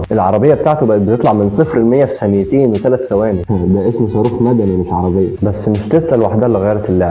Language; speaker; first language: Arabic; native; Arabic